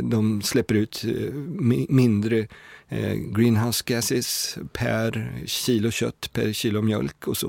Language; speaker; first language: Swedish; native; Swedish